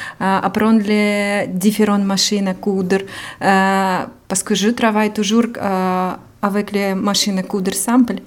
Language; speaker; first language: French; non-native, learner; Ukrainian